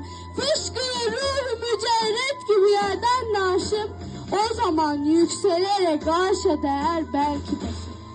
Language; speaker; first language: Turkish; native; Turkish